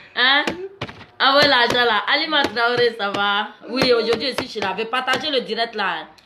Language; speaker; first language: French; native; French